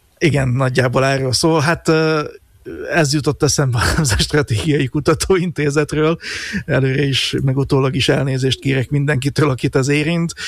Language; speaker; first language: Hungarian; native; Hungarian